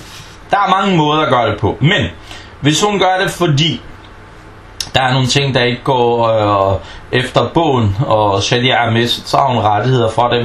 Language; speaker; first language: Danish; non-native, fluent; Arabic